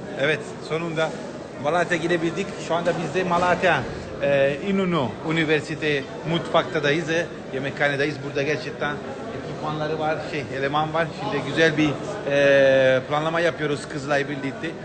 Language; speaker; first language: Turkish; non-native, fluent; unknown